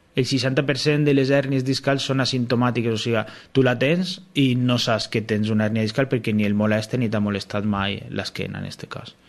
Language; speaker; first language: Catalan; native; Catalan